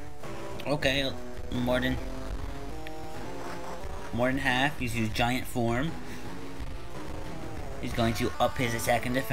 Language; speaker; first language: English; native; English